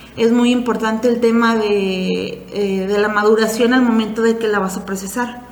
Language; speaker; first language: Spanish; native; Spanish